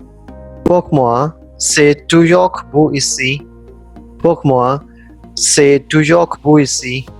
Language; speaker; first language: French; non-native, fluent; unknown